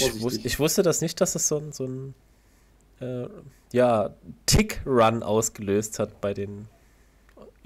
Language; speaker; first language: German; native; German